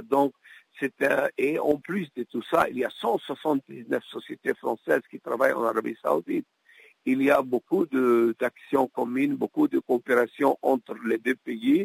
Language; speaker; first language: French; non-native, local second language; Arabic